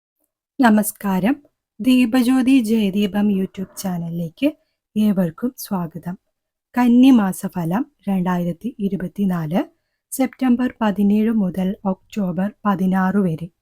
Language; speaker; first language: Malayalam; native; Malayalam